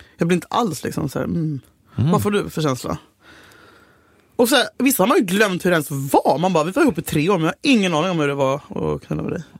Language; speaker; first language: Swedish; native; Swedish